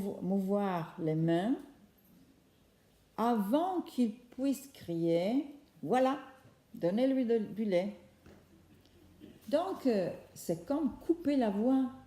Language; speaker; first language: French; non-native, fluent; Italian